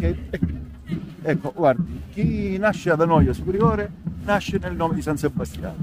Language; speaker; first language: Italian; native; Italian